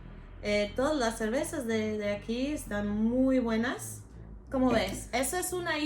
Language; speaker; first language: Spanish; non-native, fluent; English